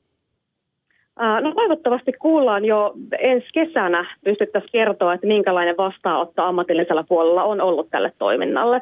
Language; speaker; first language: Finnish; native; Finnish